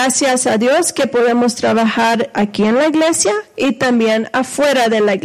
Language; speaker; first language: Spanish; non-native, fluent; English